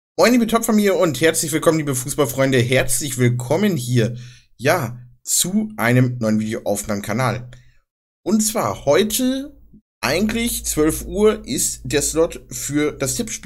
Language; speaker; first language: German; native; German